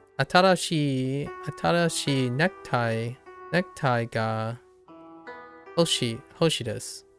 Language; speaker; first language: Japanese; non-native, learner; English